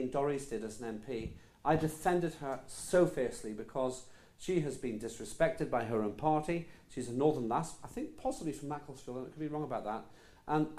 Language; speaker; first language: English; non-native, local second language; Estonian